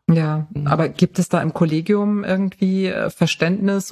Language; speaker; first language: German; native; German